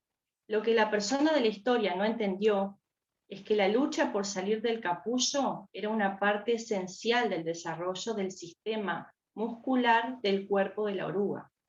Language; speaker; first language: Spanish; native; Spanish